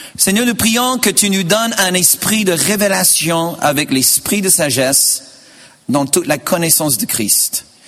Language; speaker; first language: French; non-native, fluent; English